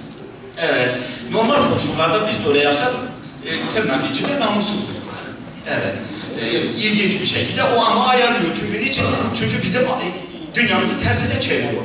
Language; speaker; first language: Turkish; native; Turkish